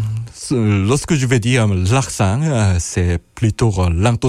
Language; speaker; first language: French; non-native, fluent; Korean